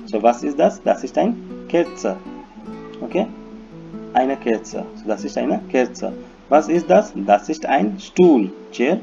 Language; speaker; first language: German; non-native, fluent; Hindi